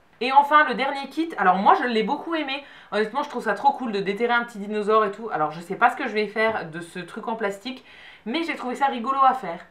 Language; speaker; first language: French; native; French